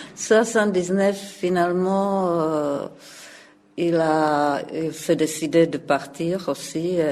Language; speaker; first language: French; non-native, fluent; Czech